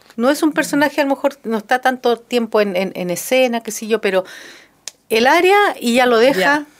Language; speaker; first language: Spanish; native; Spanish